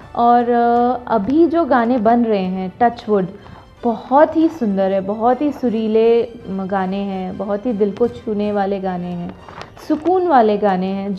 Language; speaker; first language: Hindi; non-native, local second language; Bangla